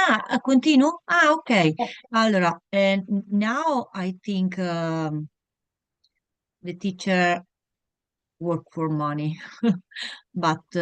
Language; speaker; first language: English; non-native, learner; Italian